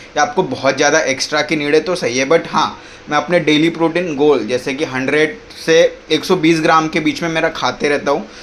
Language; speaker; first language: Hindi; non-native, local second language; Marathi